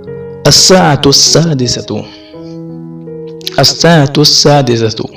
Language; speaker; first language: Arabic; non-native, fluent; Urdu